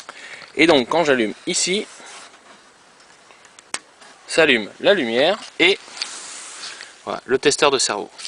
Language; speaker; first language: French; native; French